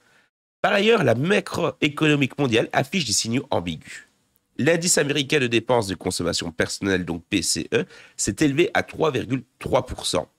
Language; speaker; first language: French; native; French